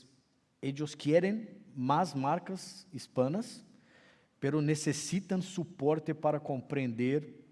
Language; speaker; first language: Spanish; non-native, fluent; Portuguese